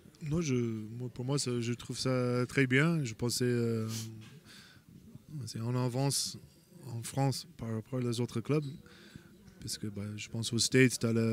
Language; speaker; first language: French; non-native, fluent; English